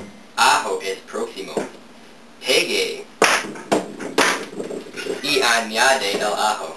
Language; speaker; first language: Spanish; non-native, learner; English